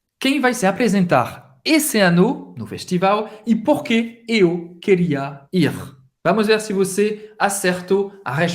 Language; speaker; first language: Portuguese; non-native, fluent; French